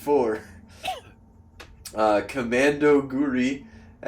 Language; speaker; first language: English; native; English